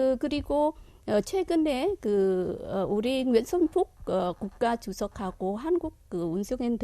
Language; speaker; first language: Korean; non-native, fluent; Vietnamese